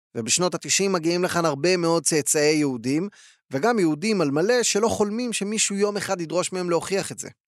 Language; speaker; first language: Hebrew; native; Hebrew